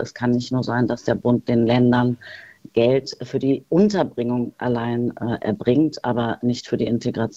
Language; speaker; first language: German; early bilingual, other home language; Turkish